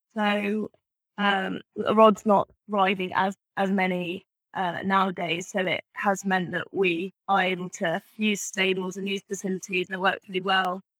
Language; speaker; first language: English; native; English